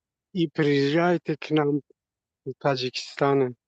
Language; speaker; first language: Russian; non-native, learner; Tajik